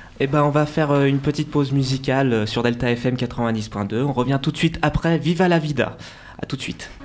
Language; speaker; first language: French; native; French